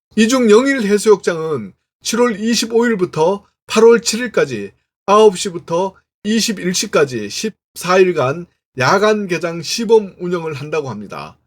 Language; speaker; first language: Korean; native; Korean